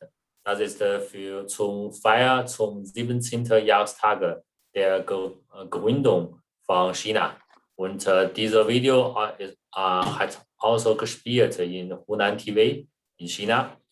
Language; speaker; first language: German; non-native, learner; Chinese